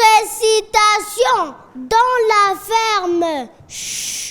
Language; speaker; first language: French; non-native, learner; Kinyarwanda